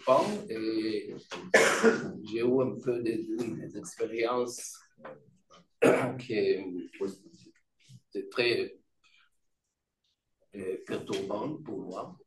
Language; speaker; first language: French; non-native, fluent; Hebrew